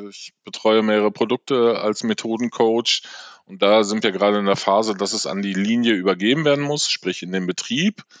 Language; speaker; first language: German; native; German